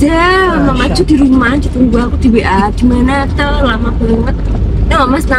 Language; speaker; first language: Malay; non-native, local second language; Javanese